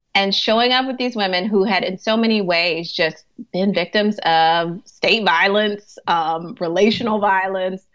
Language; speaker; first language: English; native; English